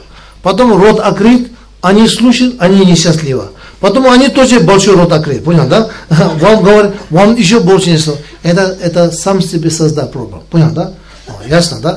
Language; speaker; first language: Russian; non-native, learner; Tibetan